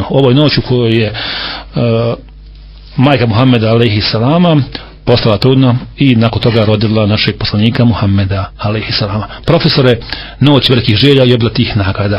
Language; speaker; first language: Serbian; native; Serbian